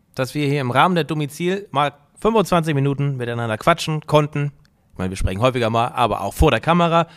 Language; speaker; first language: German; native; German